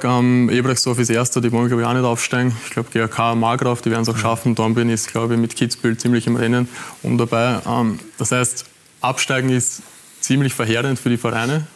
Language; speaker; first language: German; native; German